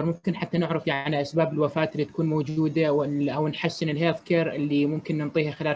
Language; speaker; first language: Arabic; native; Arabic